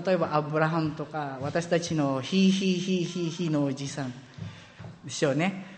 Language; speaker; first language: Japanese; non-native, fluent; Filipino